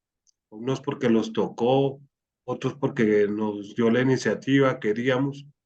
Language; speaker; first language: Spanish; native; Spanish